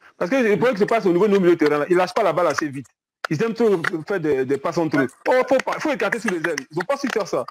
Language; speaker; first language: French; native; French